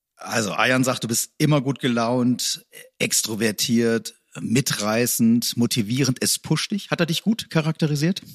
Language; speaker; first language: German; native; German